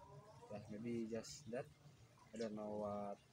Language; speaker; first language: English; non-native, learner; Indonesian